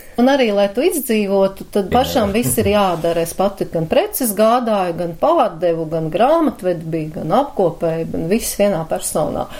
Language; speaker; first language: Latvian; native; Latvian